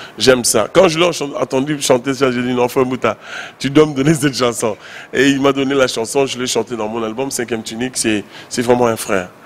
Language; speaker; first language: French; non-native, local second language; Lingala